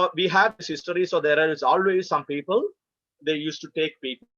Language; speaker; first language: English; non-native, local second language; Malayalam